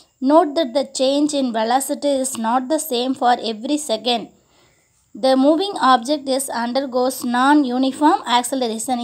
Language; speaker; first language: English; non-native, local second language; Tamil